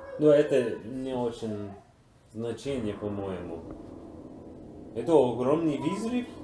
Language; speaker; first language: Russian; non-native, learner; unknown